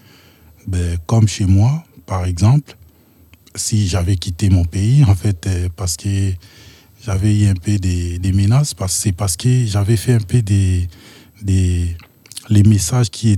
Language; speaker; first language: French; non-native, local second language; Lingala